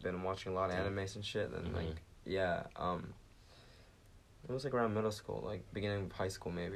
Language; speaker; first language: English; early bilingual, other home language; Japanese